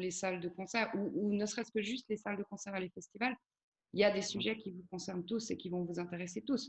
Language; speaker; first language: French; native; French